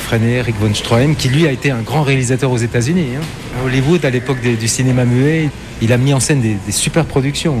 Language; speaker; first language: French; native; French